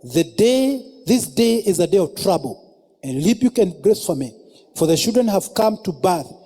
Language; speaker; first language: English; non-native, local second language; Swahili